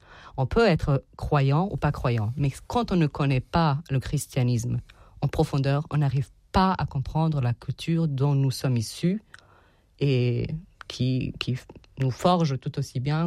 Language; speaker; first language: French; non-native, fluent; Serbian